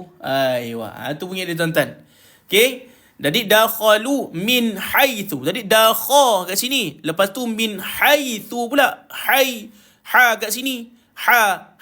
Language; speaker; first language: Malay; native; Malay